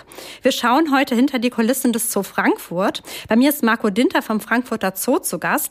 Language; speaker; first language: German; native; German